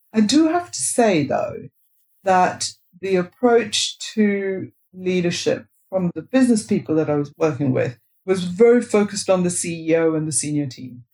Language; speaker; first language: English; non-native, local second language; Bangla